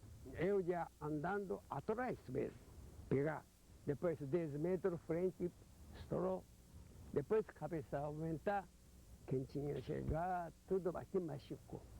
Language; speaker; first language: Portuguese; non-native, learner; Japanese